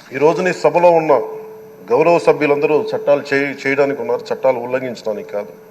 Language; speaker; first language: Telugu; native; Telugu